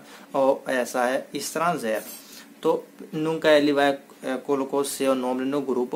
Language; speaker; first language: Portuguese; non-native, learner; Hindi